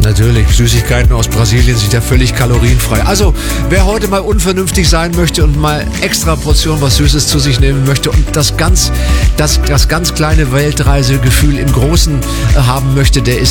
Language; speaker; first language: German; native; German